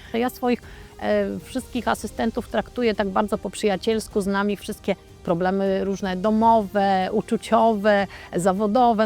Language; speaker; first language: Polish; native; Polish